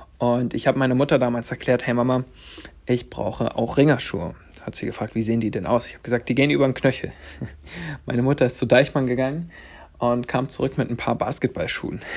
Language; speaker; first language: German; native; German